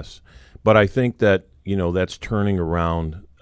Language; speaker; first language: English; native; English